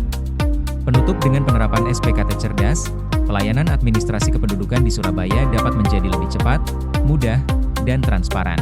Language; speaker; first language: Indonesian; native; Indonesian